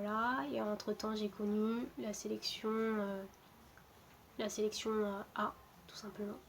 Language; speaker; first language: French; early bilingual, other home language; Portuguese